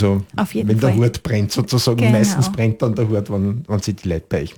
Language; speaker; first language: German; native; German